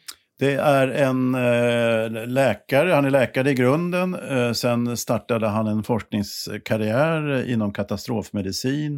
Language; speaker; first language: Swedish; native; Swedish